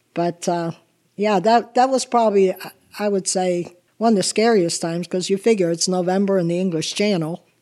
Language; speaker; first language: English; early bilingual, other home language; Italian